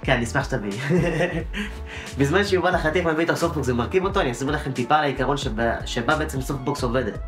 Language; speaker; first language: Hebrew; native; Hebrew